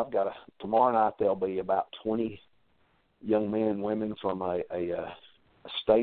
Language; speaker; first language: English; native; English